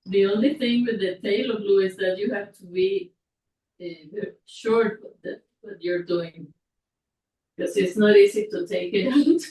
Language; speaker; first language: English; non-native, fluent; Spanish